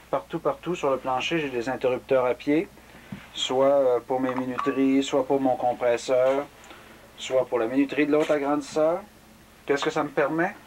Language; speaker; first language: French; native; French